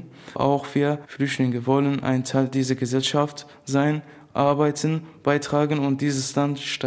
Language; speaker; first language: German; non-native, fluent; Kurdish